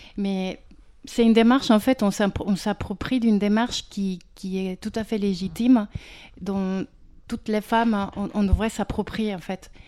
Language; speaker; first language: French; non-native, fluent; Spanish